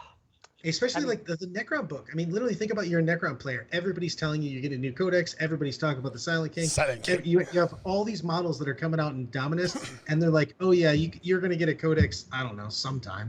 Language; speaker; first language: English; native; English